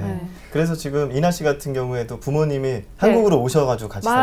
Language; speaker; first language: Korean; native; Korean